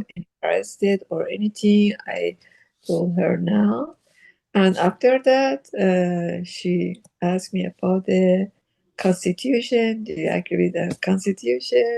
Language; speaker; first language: English; non-native, learner; Persian